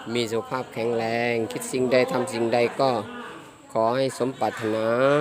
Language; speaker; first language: Thai; non-native, local second language; Lao